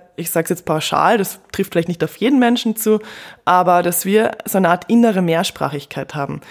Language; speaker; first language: German; native; German